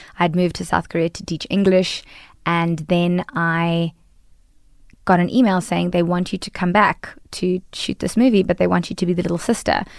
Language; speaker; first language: English; native; English